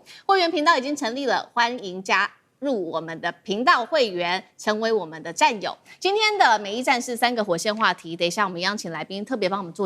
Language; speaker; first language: Chinese; native; Chinese